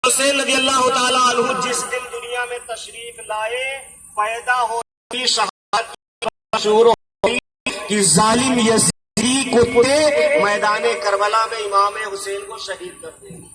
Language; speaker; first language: Urdu; native; Urdu